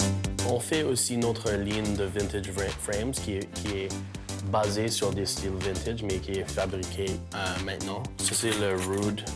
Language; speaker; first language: French; non-native, local second language; English